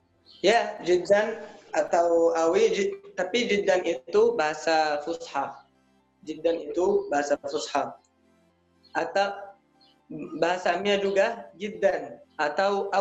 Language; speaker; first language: Indonesian; non-native, learner; Arabic